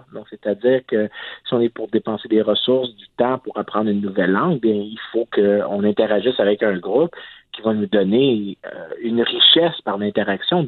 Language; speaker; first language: French; native; French